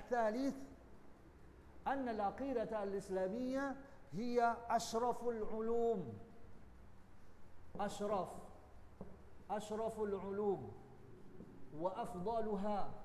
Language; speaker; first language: Arabic; non-native, learner; Indonesian